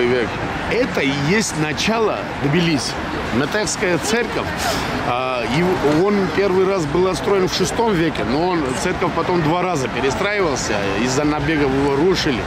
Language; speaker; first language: Russian; non-native, local second language; Georgian